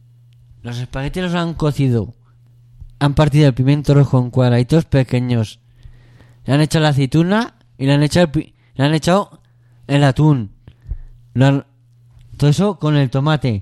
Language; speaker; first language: Spanish; native; Spanish